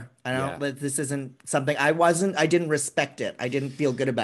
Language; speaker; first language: English; native; English